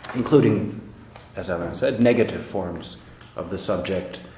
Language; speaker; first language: English; native; English